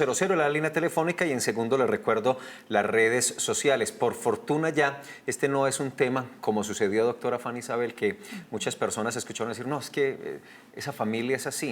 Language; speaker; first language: Spanish; native; Spanish